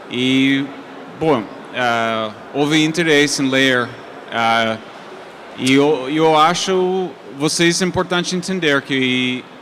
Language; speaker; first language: Portuguese; non-native, fluent; English